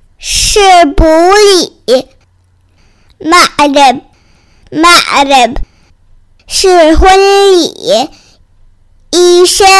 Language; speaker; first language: Chinese; early bilingual, heritage; Chinese